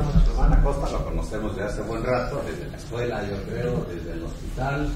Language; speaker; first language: Spanish; native; Spanish